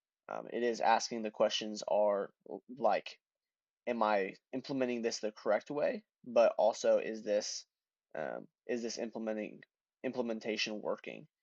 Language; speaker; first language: English; native; English